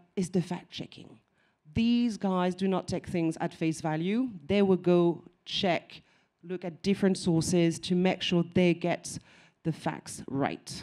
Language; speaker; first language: English; non-native, fluent; French